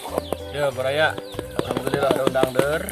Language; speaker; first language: Indonesian; non-native, local second language; Sundanese